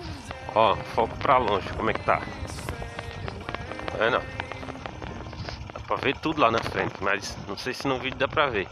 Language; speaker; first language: Portuguese; native; Portuguese